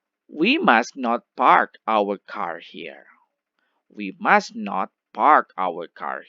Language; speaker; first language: English; non-native, learner; Indonesian